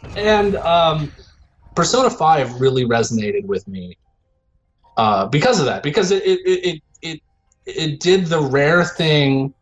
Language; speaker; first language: English; native; English